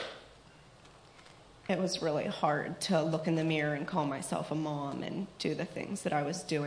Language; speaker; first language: English; native; English